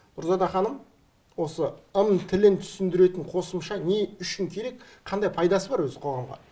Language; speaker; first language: Kazakh; native; Kazakh